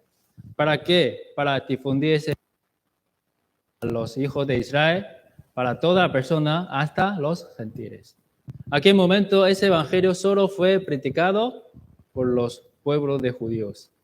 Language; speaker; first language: Spanish; non-native, learner; Chinese